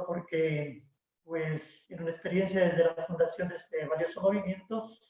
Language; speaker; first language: Spanish; native; Spanish